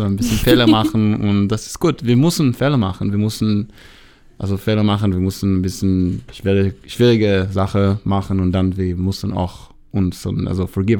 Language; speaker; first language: German; non-native, learner; Hebrew